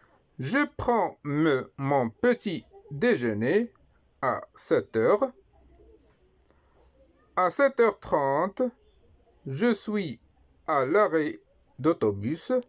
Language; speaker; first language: French; non-native, local second language; Arabic